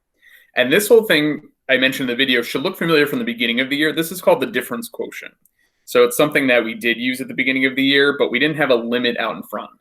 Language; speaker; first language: English; native; English